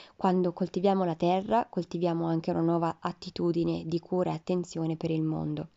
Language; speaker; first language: Italian; native; Italian